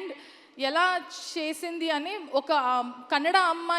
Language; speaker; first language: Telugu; non-native, learner; Kannada